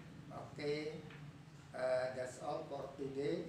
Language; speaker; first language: English; non-native, learner; Indonesian